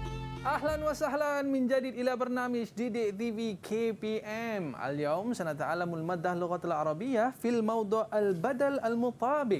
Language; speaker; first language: Arabic; non-native, learner; Malay